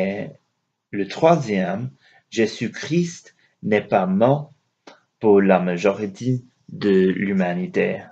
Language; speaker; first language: French; non-native, learner; English